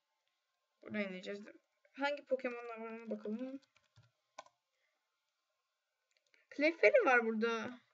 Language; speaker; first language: Turkish; native; Turkish